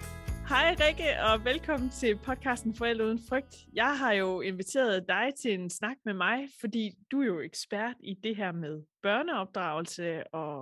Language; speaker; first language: Danish; native; Danish